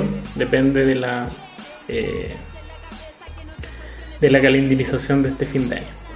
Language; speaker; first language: Spanish; native; Spanish